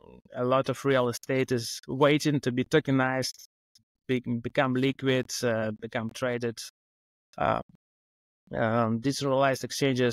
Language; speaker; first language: English; non-native, fluent; Russian